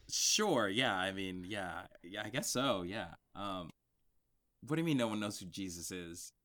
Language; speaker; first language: English; early bilingual, other home language; Spanish